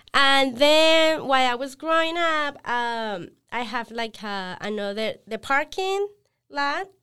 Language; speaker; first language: English; non-native, learner; Spanish